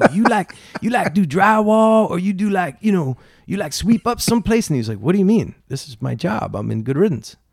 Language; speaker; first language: English; native; English